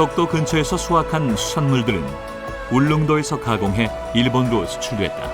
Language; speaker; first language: Korean; native; Korean